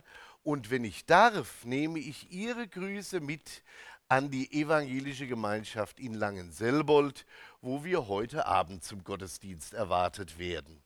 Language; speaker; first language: German; native; German